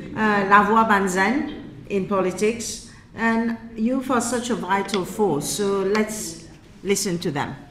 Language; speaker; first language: English; non-native, local second language; Morisyen